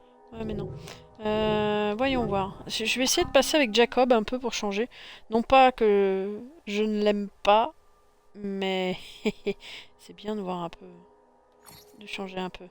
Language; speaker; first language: French; native; French